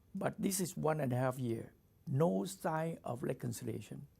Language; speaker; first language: English; non-native, learner; Thai